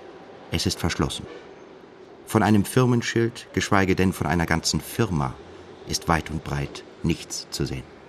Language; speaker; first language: German; native; German